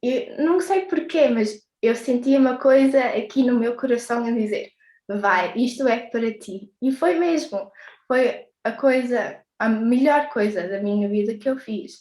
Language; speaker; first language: Portuguese; early bilingual, heritage; English